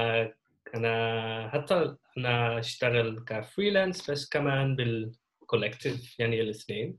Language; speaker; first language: Arabic; non-native, learner; Dutch